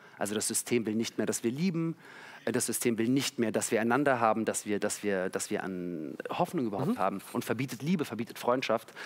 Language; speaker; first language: German; early bilingual, other home language; Russian